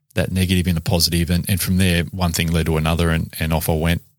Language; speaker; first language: English; native; English